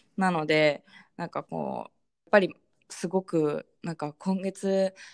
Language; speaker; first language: Japanese; early bilingual, heritage; Japanese